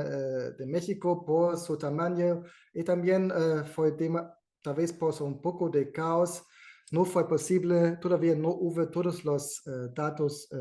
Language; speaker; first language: Spanish; non-native, fluent; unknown